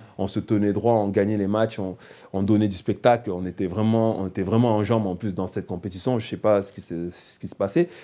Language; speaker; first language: French; native; French